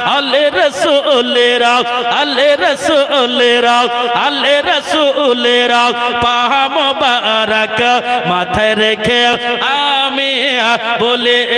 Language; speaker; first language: Bangla; non-native, fluent; Urdu